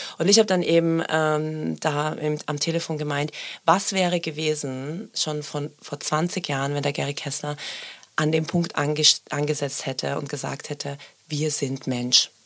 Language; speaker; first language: German; early bilingual, other home language; Persian